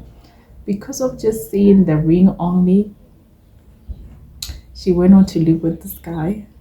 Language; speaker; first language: English; non-native, local second language; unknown